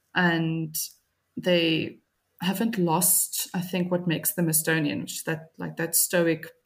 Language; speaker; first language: English; native; English